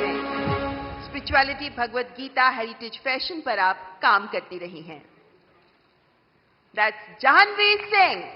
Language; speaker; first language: Hindi; native; Hindi